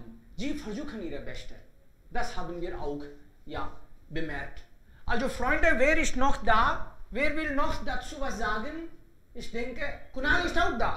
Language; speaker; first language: German; non-native, fluent; Hindi